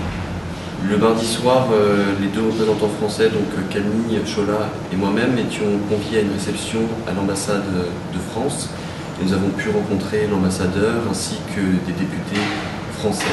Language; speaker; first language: French; native; French